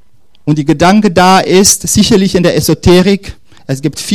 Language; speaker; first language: German; non-native, fluent; Dutch